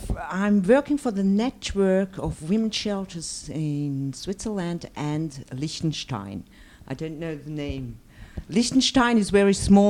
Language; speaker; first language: English; non-native, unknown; German